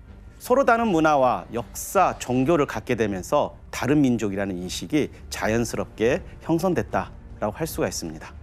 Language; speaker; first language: Korean; native; Korean